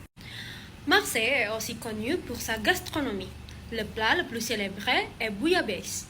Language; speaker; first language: French; non-native, learner; Indonesian